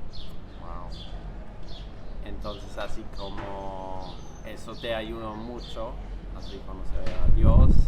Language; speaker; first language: Spanish; non-native, fluent; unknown